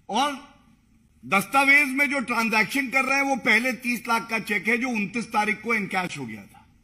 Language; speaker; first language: Hindi; native; Hindi